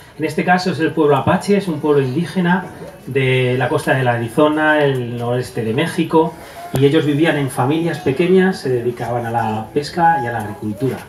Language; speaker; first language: Spanish; native; Spanish